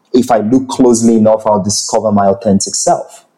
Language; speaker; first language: English; non-native, local second language; Igbo